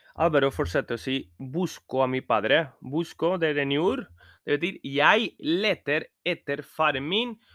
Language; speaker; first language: Norwegian; non-native, learner; Spanish